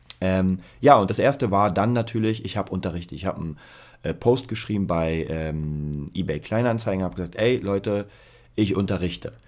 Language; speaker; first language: German; early bilingual, other home language; Polish